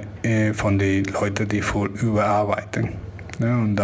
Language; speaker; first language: German; non-native, fluent; Spanish